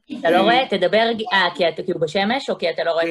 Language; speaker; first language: Hebrew; native; Hebrew